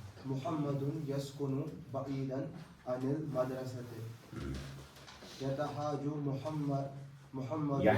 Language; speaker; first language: Arabic; non-native, learner; Urdu